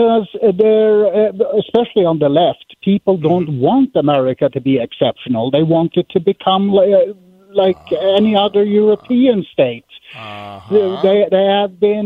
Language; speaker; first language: English; non-native, fluent; Swedish